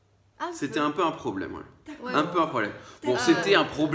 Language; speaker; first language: French; native; French